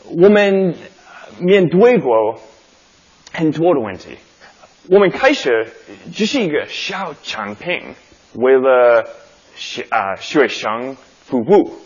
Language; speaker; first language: Chinese; non-native, learner; English